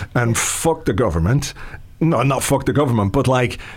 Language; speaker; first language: English; native; English